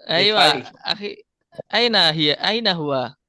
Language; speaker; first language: Arabic; non-native, fluent; Indonesian